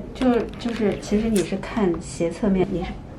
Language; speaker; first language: Chinese; native; Chinese